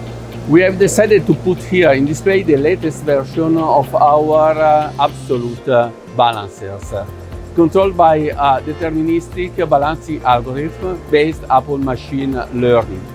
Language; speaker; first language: English; non-native, fluent; Italian